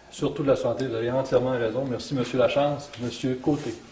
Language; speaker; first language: French; native; French